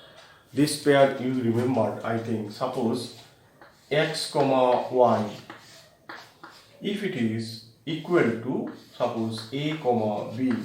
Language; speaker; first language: English; non-native, local second language; Bangla